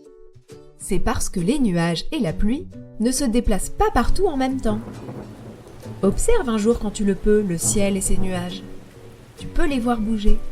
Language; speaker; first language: French; native; French